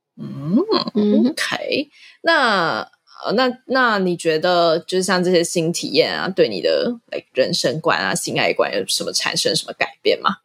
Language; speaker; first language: Chinese; native; Chinese